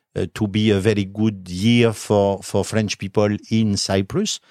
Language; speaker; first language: English; non-native, fluent; French